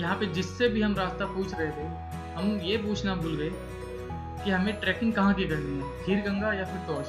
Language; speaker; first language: Hindi; native; Hindi